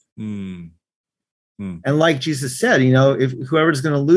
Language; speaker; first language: English; native; English